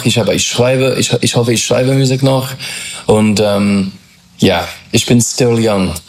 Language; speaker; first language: German; non-native, learner; English